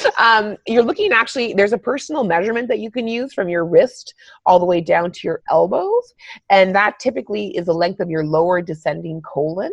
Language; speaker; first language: English; native; English